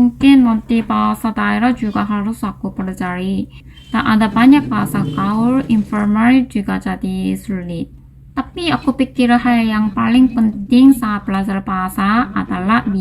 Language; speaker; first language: Indonesian; non-native, learner; Korean